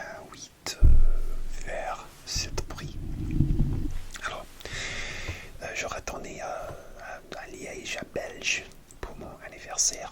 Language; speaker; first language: French; non-native, learner; English